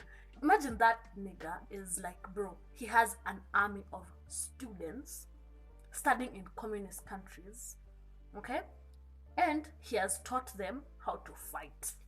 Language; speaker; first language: English; non-native, local second language; Kikuyu